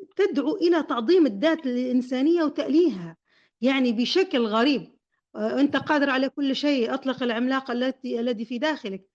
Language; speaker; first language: Arabic; native; Arabic